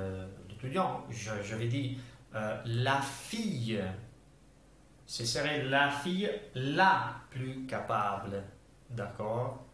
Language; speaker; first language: French; non-native, fluent; Italian